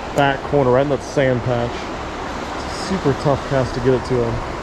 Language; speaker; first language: English; native; English